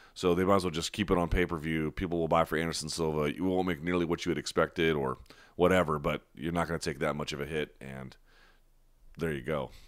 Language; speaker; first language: English; native; English